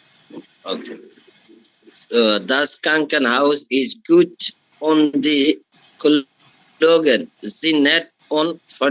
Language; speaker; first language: German; non-native, learner; Bangla